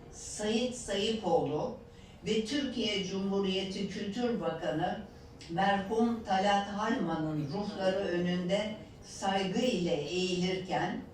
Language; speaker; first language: Turkish; native; Turkish